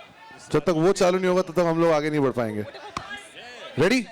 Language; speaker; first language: Hindi; native; Hindi